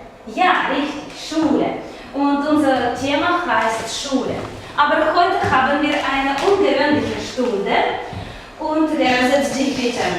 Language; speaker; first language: German; non-native, fluent; Russian